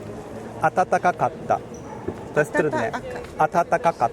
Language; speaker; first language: Polish; non-native, learner; Japanese